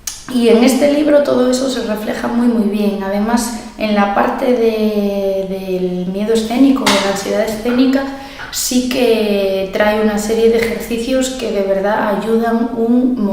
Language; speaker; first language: Spanish; native; Spanish